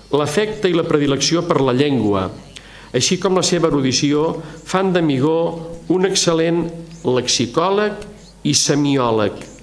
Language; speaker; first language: Catalan; native; Catalan